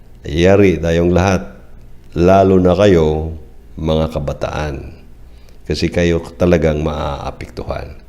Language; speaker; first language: Filipino; non-native, local second language; Cebuano